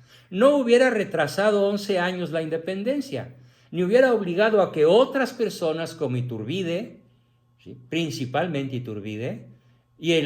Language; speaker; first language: Spanish; native; Spanish